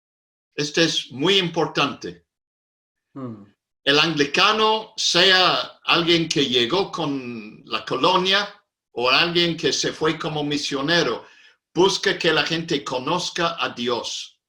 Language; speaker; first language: Spanish; non-native, fluent; English